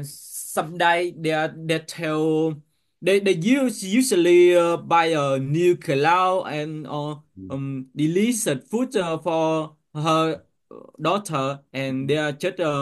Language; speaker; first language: English; non-native, learner; Vietnamese